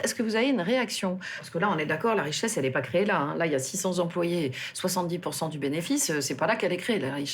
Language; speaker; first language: French; native; French